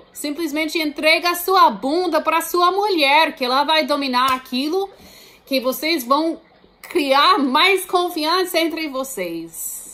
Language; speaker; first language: Portuguese; non-native, fluent; English